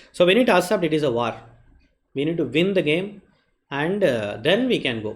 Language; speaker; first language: English; non-native, local second language; Tamil